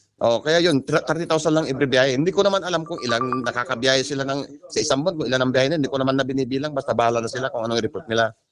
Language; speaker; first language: Filipino; native; Filipino